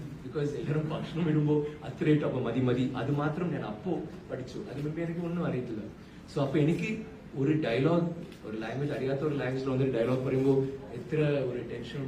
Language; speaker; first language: Malayalam; non-native, learner; Tamil